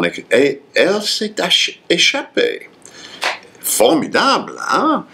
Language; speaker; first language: French; non-native, fluent; English